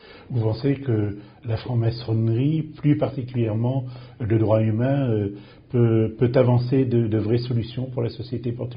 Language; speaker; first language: French; native; French